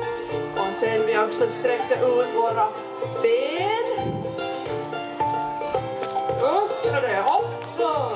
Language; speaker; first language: Swedish; non-native, local second language; Finnish